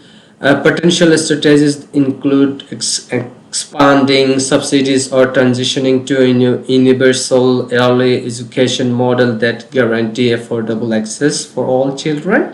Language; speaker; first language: English; non-native, local second language; Bangla